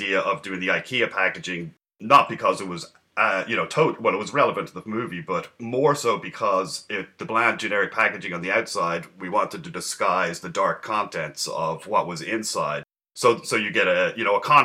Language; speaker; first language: English; native; English